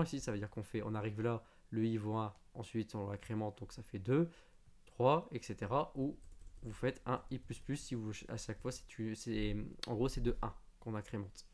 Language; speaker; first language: French; native; French